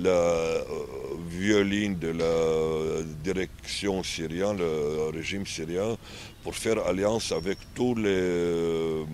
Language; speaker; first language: French; non-native, learner; Arabic